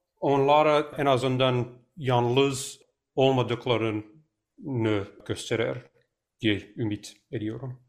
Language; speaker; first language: Turkish; non-native, fluent; English